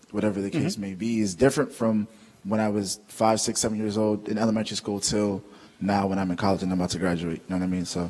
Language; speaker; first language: English; native; English